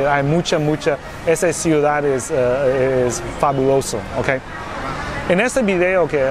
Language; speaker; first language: Spanish; non-native, learner; English